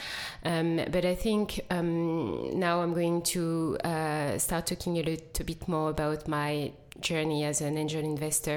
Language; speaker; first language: English; non-native, fluent; French